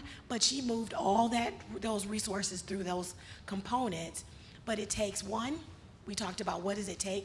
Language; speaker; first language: English; native; English